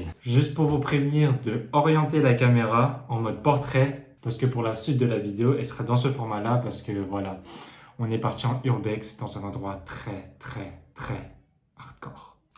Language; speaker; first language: French; native; French